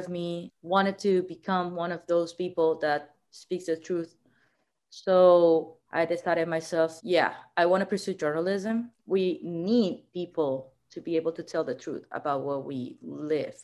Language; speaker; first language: English; non-native, fluent; Spanish